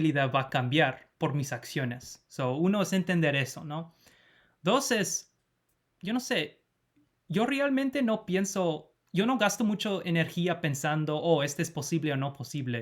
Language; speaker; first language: Spanish; non-native, fluent; English